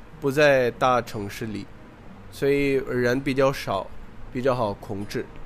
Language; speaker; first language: Chinese; non-native, fluent; Urdu